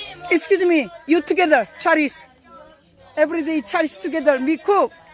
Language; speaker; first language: English; non-native, learner; Korean